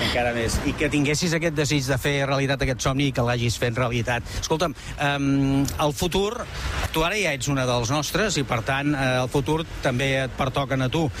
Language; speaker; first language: Catalan; native; Catalan